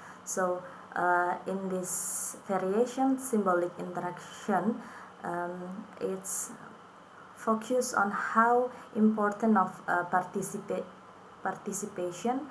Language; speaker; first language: English; non-native, fluent; Indonesian